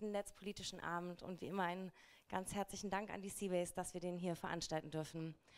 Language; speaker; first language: German; native; German